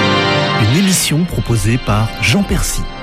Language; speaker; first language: French; native; French